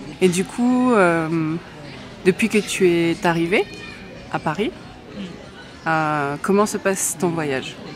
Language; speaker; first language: French; native; French